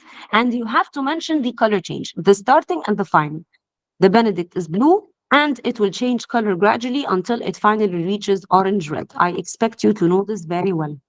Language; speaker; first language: English; non-native, fluent; Arabic